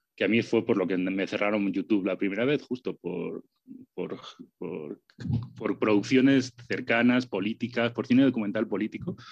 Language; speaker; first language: Spanish; native; Spanish